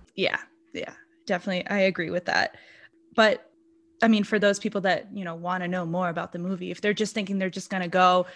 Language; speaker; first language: English; non-native, fluent; Portuguese